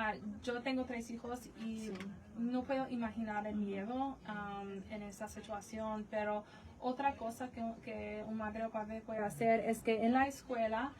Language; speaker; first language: Spanish; non-native, fluent; English